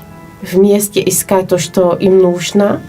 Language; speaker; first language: Russian; non-native, fluent; Polish